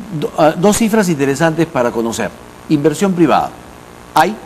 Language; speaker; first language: Spanish; native; Spanish